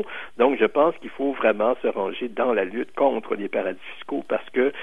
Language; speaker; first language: French; native; French